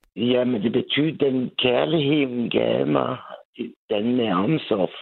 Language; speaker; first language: Danish; non-native, fluent; French